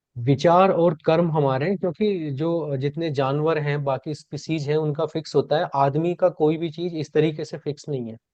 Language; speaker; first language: Hindi; native; Hindi